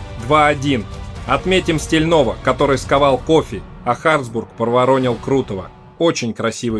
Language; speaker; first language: Russian; native; Russian